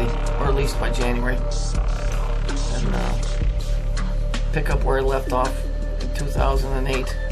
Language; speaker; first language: English; native; English